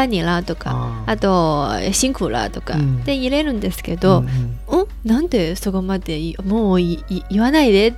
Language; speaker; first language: Japanese; non-native, fluent; Chinese